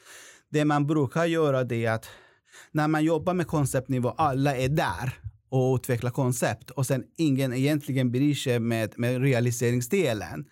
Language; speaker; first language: Swedish; non-native, fluent; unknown